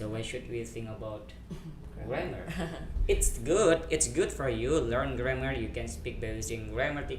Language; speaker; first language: English; non-native, fluent; Indonesian